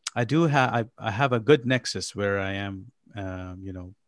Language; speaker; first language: English; non-native, local second language; Urdu